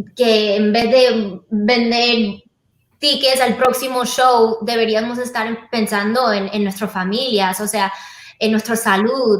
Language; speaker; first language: Spanish; early bilingual, heritage; Spanish